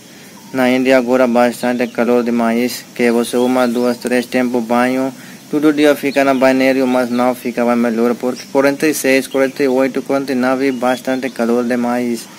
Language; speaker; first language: Portuguese; non-native, learner; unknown